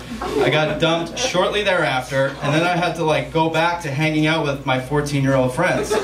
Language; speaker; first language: English; native; English